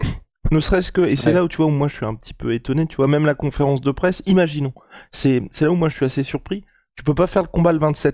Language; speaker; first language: French; native; French